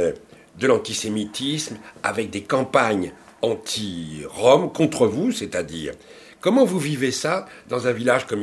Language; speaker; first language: French; native; French